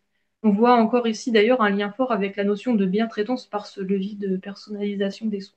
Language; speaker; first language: French; native; French